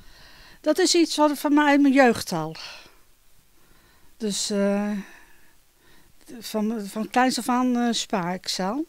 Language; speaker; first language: Dutch; native; Dutch